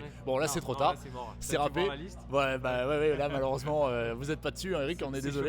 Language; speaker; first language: French; native; French